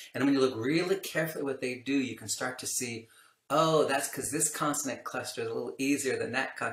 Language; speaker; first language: English; native; English